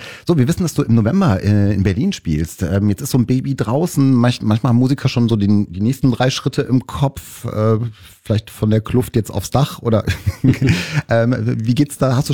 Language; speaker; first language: German; native; German